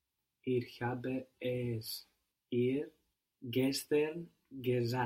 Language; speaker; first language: German; non-native, learner; English